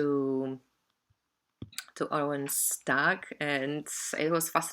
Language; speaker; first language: English; non-native, fluent; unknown